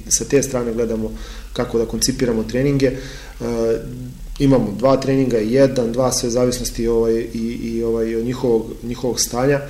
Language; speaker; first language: Serbian; native; Serbian